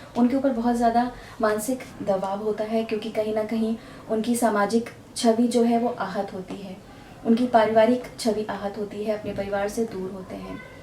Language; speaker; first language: Hindi; native; Hindi